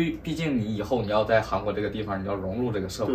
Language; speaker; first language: Chinese; native; Chinese